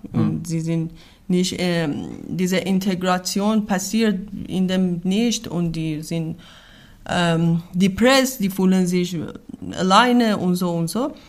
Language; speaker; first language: German; non-native, learner; Persian